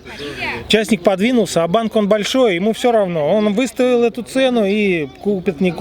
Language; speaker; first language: Russian; native; Russian